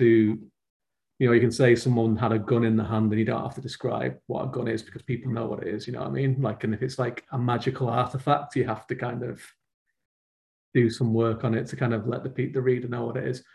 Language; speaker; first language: English; native; English